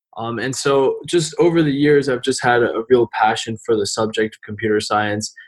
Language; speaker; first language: English; native; English